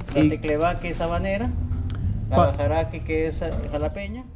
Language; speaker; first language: Spanish; native; Spanish